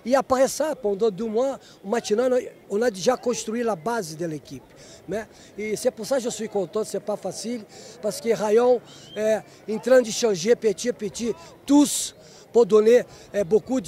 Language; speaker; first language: French; non-native, fluent; Portuguese